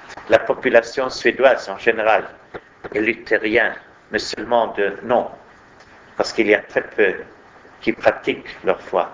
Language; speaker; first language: French; non-native, fluent; Swedish